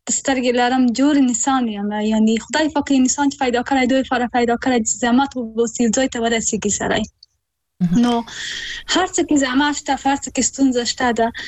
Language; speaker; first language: Pashto; native; Pashto